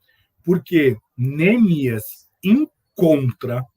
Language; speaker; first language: Portuguese; native; Portuguese